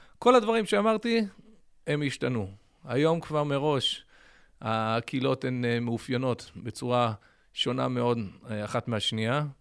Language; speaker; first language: Hebrew; early bilingual, other home language; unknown